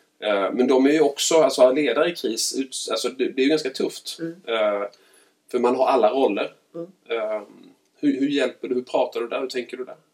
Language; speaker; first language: Swedish; native; Swedish